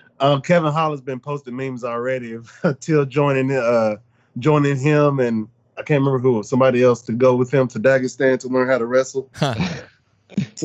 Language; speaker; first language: English; native; English